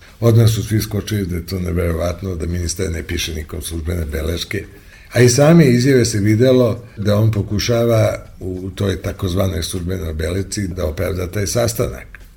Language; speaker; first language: Serbian; native; Serbian